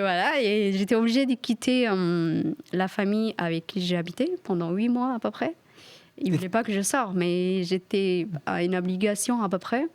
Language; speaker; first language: French; non-native, fluent; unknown